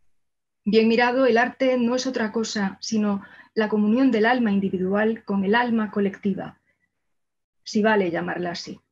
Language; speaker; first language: Spanish; native; Spanish